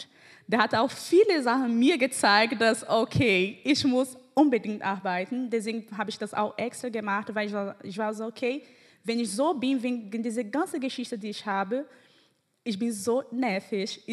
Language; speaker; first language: German; non-native, fluent; Portuguese